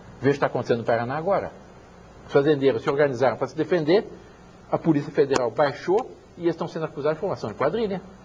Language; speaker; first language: Portuguese; early bilingual, other home language; French